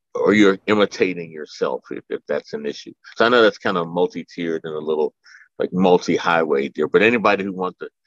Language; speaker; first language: English; native; English